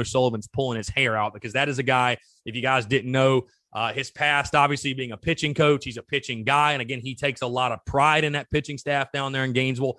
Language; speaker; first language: English; native; English